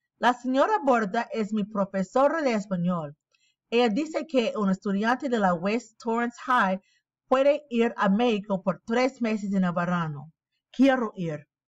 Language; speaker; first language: Spanish; non-native, learner; English